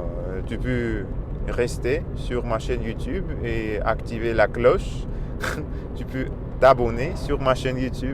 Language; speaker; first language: French; non-native, learner; Russian